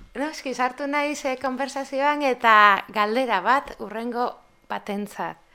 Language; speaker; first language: Basque; non-native, local second language; Spanish